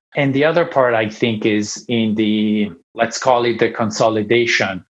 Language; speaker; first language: English; non-native, fluent; Italian